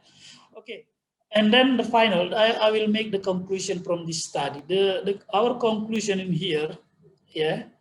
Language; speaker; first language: English; non-native, fluent; Indonesian